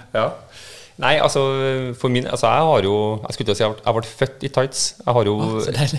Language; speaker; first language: Norwegian; native; Norwegian